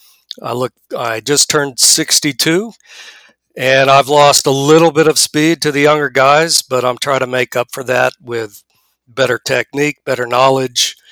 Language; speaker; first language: English; native; English